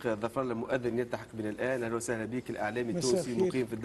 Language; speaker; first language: Arabic; native; Arabic